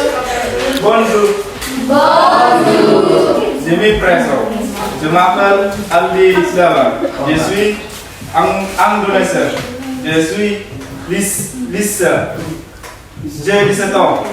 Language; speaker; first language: French; non-native, learner; Indonesian